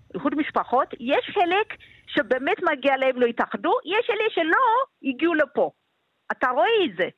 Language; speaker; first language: Hebrew; non-native, fluent; Amharic